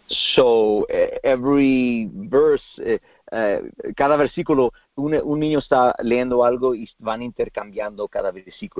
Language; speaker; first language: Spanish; early bilingual, heritage; Spanish